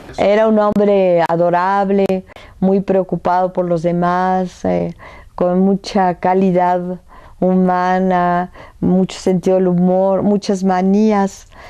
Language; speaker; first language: Spanish; early bilingual, other home language; French